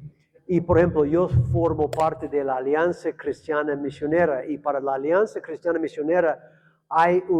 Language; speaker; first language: Spanish; non-native, fluent; English